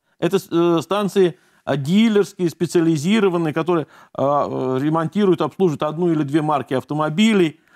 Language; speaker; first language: Russian; native; Russian